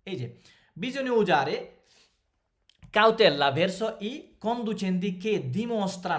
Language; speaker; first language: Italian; non-native, fluent; Bangla